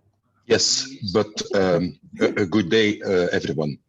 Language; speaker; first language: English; non-native, learner; Dutch